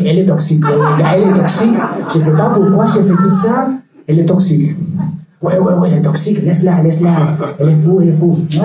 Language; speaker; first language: French; non-native, learner; Spanish